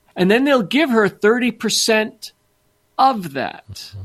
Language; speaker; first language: English; native; English